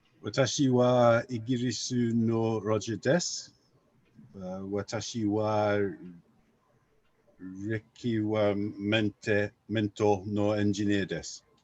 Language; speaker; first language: Japanese; non-native, learner; English